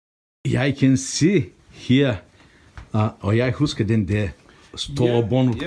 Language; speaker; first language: Danish; non-native, learner; Bulgarian